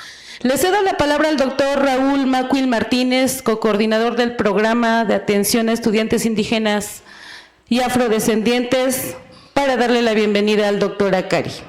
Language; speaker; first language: Spanish; native; Spanish